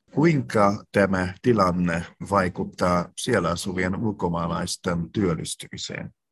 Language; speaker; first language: Finnish; native; Finnish